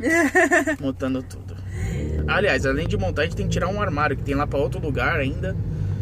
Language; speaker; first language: Portuguese; native; Portuguese